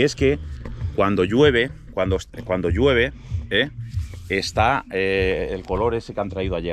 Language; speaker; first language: Spanish; native; Spanish